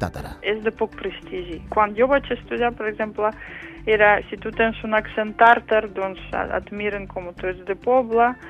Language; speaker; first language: Catalan; non-native, fluent; Tatar